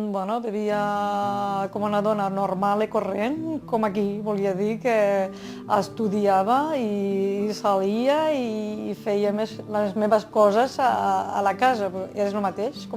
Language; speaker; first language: Catalan; non-native, fluent; Riffian